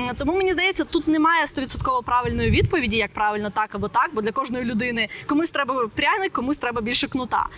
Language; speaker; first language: Ukrainian; non-native, local second language; Russian